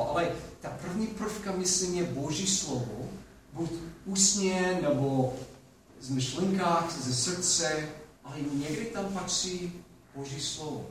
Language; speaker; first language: Czech; non-native, fluent; English